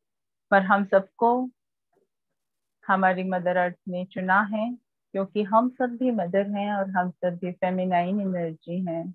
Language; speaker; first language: Hindi; native; Hindi